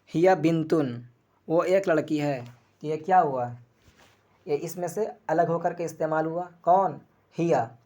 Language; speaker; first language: Urdu; native; Urdu